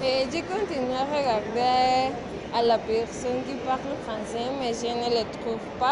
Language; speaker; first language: French; non-native, learner; Spanish